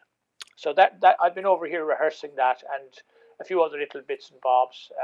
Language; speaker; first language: English; native; English